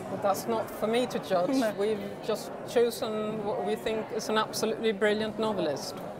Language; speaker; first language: English; non-native, fluent; Swedish